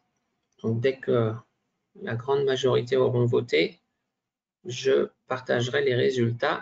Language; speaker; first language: French; native; French